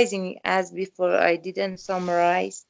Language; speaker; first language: English; non-native, learner; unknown